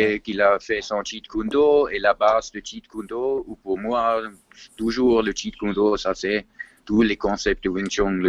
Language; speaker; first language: French; non-native, fluent; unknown